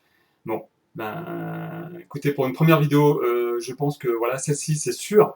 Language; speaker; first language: French; native; French